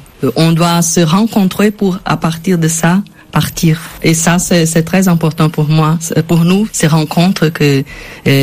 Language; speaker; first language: French; non-native, learner; Portuguese